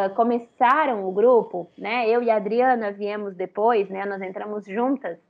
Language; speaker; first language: Portuguese; native; Portuguese